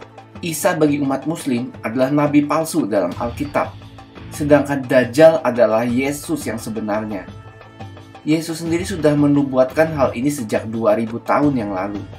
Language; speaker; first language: Indonesian; native; Indonesian